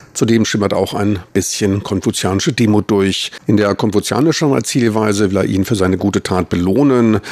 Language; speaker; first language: German; native; German